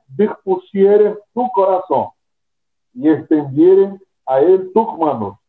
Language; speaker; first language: Spanish; non-native, fluent; Portuguese